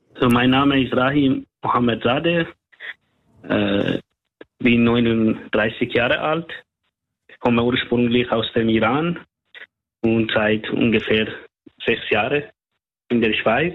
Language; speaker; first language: German; non-native, fluent; Persian